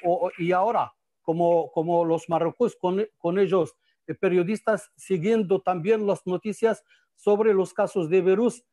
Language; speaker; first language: Spanish; non-native, fluent; Arabic